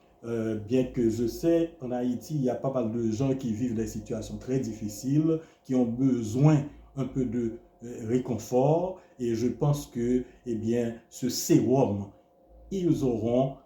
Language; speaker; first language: French; non-native, local second language; Haitian Creole